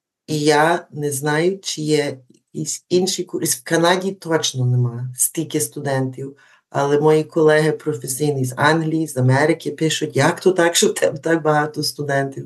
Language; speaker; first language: Ukrainian; early bilingual, heritage; Ukrainian